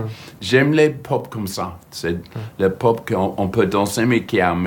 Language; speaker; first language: French; non-native, fluent; English